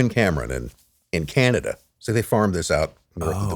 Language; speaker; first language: English; native; English